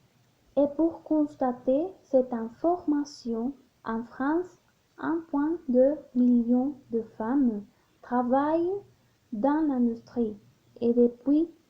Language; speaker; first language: French; non-native, learner; Spanish